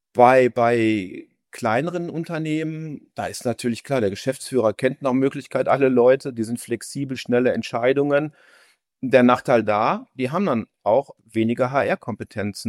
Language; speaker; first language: German; native; German